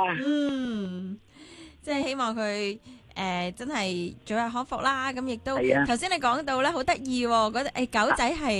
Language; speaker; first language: Cantonese; native; Cantonese